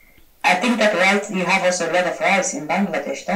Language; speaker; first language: English; non-native, fluent; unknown